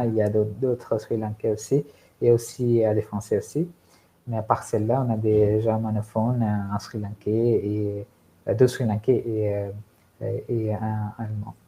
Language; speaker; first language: French; non-native, fluent; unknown